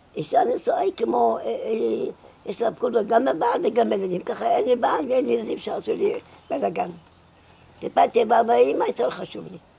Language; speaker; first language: Hebrew; non-native, local second language; Arabic